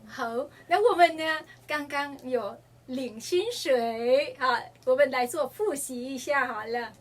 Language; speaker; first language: Chinese; non-native, fluent; Vietnamese